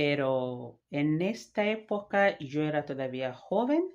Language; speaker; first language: Spanish; non-native, fluent; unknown